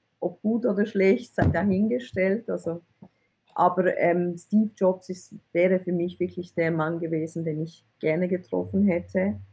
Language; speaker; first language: German; early bilingual, other home language; Persian